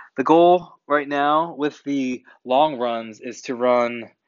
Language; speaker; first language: English; native; English